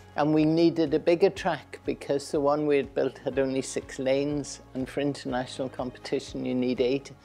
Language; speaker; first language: English; native; English